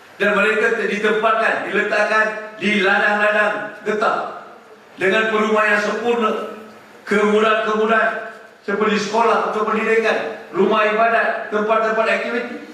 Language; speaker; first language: Malay; non-native, local second language; Tamil